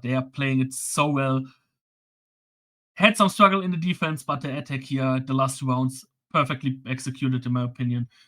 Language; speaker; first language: English; non-native, fluent; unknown